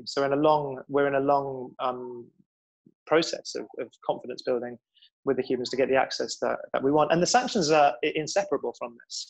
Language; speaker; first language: English; native; English